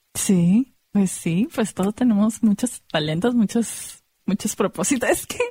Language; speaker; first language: Spanish; early bilingual, heritage; Spanish